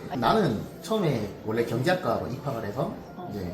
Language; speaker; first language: Korean; native; Korean